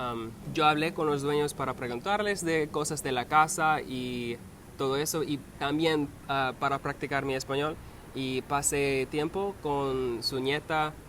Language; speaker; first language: Spanish; non-native, learner; English